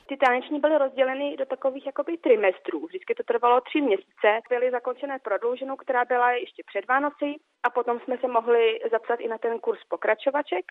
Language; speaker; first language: Czech; native; Czech